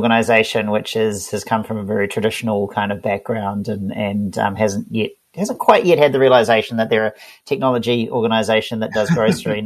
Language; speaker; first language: English; native; English